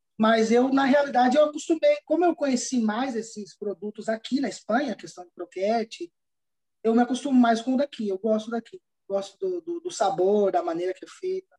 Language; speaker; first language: Portuguese; native; Portuguese